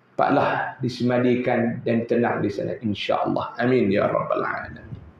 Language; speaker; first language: Malay; native; Malay